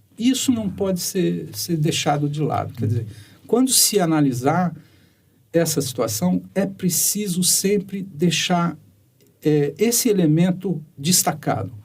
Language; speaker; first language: Portuguese; native; Portuguese